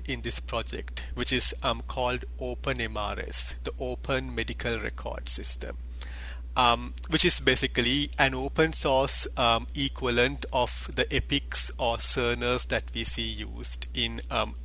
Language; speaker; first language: English; non-native, local second language; Sinhala